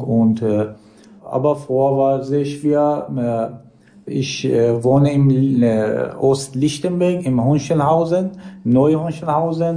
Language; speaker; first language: German; non-native, learner; Persian